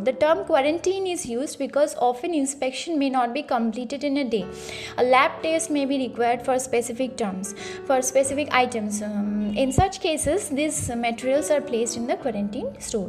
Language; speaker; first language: English; non-native, local second language; Bangla